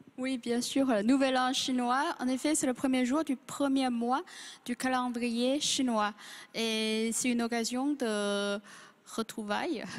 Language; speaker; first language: French; non-native, fluent; Chinese